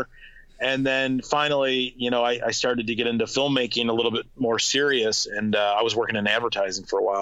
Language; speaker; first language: English; native; English